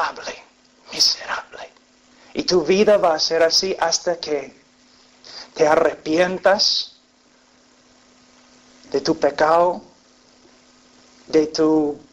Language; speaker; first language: Spanish; non-native, fluent; English